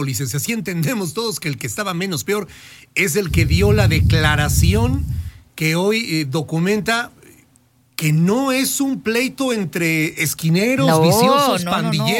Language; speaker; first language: Spanish; native; Spanish